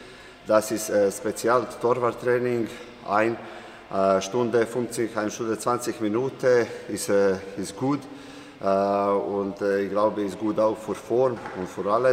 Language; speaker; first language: German; non-native, learner; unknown